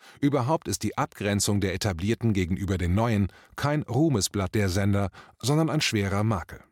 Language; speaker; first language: German; native; German